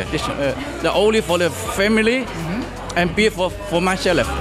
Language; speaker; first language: Dutch; non-native, learner; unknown